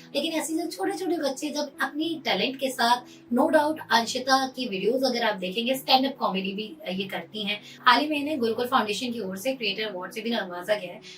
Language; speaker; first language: Hindi; native; Hindi